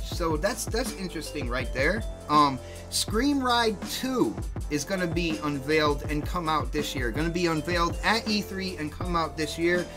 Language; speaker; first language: English; native; English